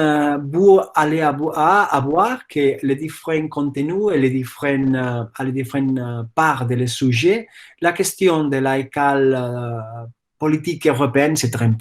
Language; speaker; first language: French; non-native, fluent; Catalan